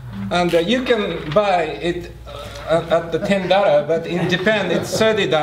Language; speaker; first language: English; non-native, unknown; Japanese